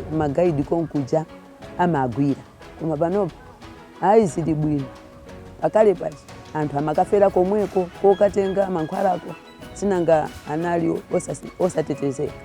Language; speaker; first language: Nyanja; non-native, local second language; Tumbuka